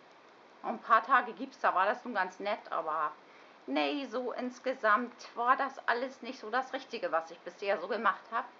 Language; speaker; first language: German; native; German